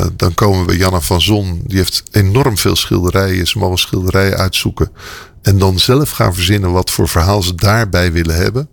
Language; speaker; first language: Dutch; native; Dutch